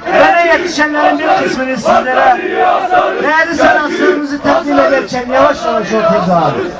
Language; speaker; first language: Turkish; native; Turkish